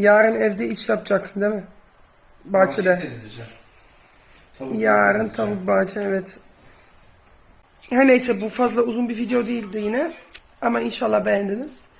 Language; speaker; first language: Turkish; early bilingual, heritage; Turkish